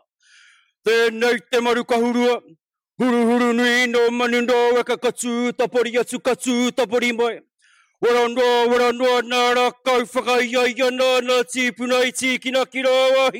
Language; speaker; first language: English; non-native, local second language; Māori